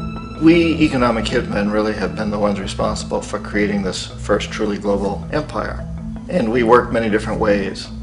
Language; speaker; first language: English; native; English